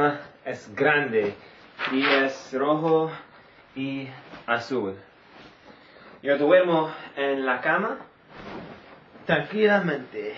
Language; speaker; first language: Spanish; non-native, learner; English